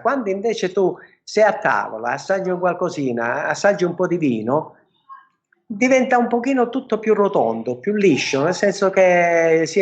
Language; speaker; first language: Italian; native; Italian